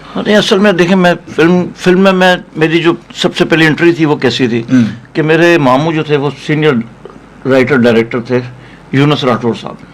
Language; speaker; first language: Urdu; non-native, local second language; Memoni